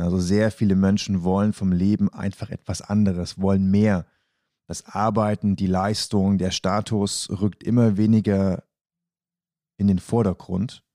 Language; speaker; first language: German; native; German